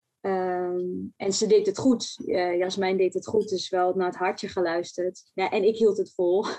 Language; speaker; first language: Dutch; native; Dutch